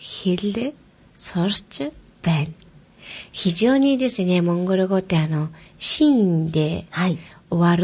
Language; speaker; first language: Japanese; native; Japanese